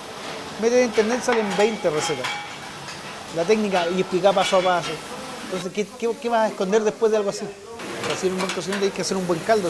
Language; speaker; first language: Spanish; native; Spanish